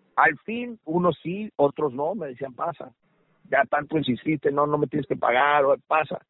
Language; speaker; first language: Spanish; early bilingual, heritage; Spanish